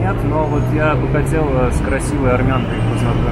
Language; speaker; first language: Russian; native; Russian